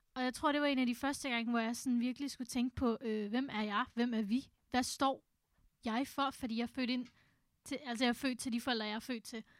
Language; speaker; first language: Danish; early bilingual, other home language; Urdu